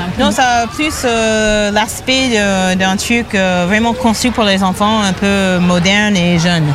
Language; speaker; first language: French; non-native, fluent; English